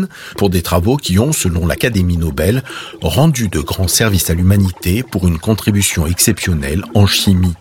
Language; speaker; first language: French; native; French